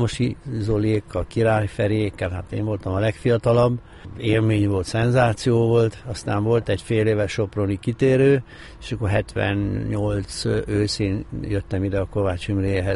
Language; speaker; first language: Hungarian; native; Hungarian